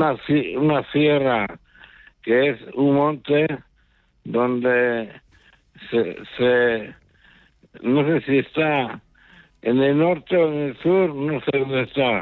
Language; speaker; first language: Spanish; non-native, local second language; Basque